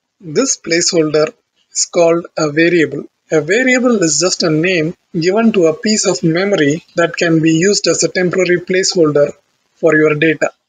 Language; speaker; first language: English; non-native, local second language; Tamil